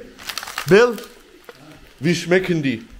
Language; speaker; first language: German; early bilingual, other home language; Albanian